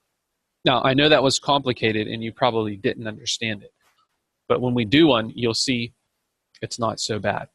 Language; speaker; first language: English; native; English